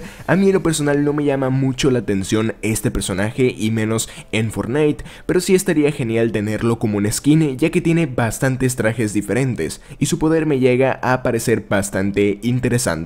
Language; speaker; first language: Spanish; native; Spanish